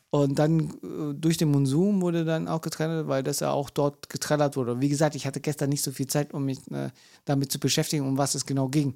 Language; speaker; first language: German; early bilingual, other home language; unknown